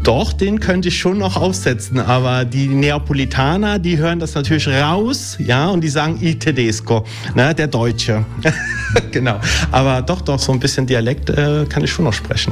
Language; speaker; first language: German; early bilingual, other home language; Italian